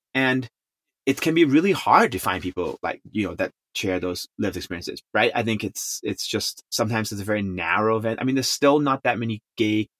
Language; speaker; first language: English; non-native, local second language; Chinese